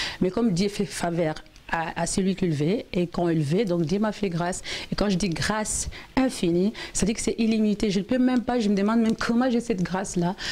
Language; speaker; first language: French; non-native, local second language; Lingala